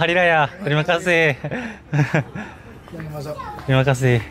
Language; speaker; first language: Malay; non-native, fluent; Japanese